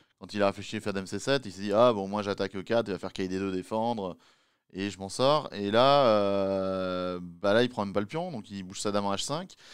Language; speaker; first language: French; native; French